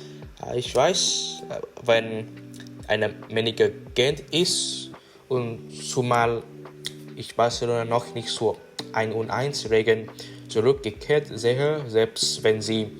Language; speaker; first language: German; non-native, learner; English